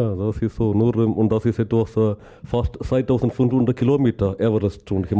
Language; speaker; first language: German; non-native, learner; Malayalam